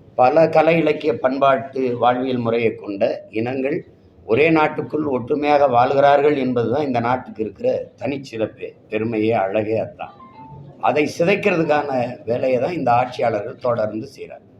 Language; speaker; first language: Tamil; native; Tamil